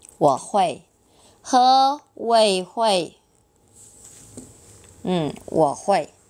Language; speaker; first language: Chinese; non-native, learner; Vietnamese